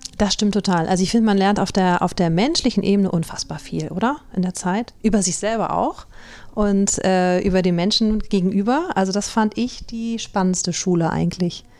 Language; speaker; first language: German; native; German